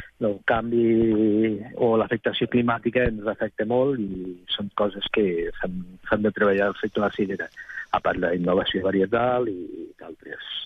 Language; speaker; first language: Catalan; native; Catalan